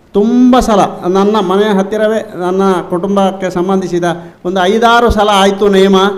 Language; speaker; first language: Kannada; non-native, local second language; Tulu